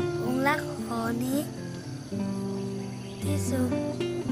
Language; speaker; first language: Thai; non-native, local second language; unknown